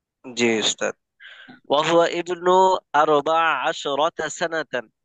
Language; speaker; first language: Arabic; non-native, learner; Bangla